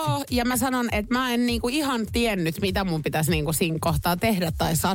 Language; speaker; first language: Finnish; native; Finnish